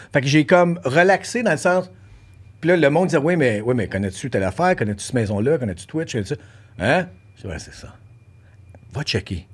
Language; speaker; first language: French; native; French